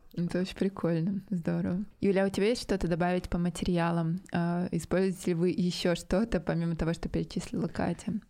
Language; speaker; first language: Russian; native; Russian